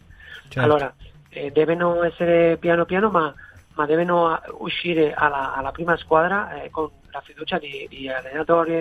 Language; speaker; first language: Italian; non-native, fluent; Spanish